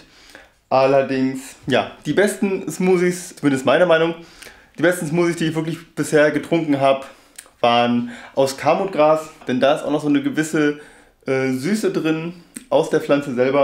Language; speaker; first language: German; native; German